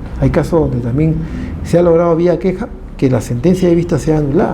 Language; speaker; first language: Spanish; native; Spanish